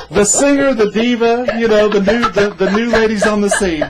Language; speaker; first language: English; native; English